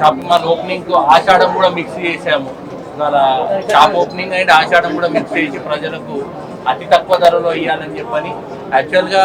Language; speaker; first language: Telugu; native; Telugu